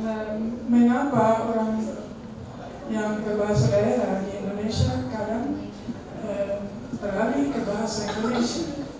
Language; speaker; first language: Indonesian; non-native, fluent; Dutch